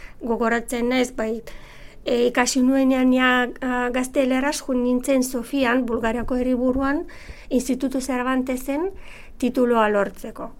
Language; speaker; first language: Basque; non-native, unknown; Bulgarian